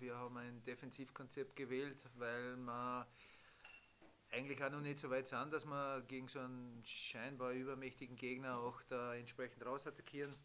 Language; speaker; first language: German; native; German